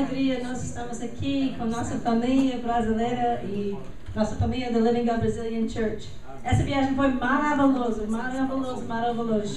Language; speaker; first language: Portuguese; non-native, learner; English